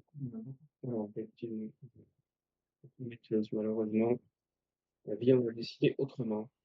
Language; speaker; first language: French; native; French